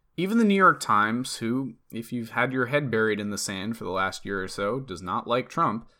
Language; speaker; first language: English; native; English